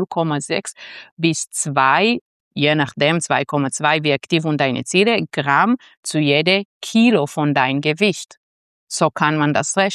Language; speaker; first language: German; non-native, fluent; Hebrew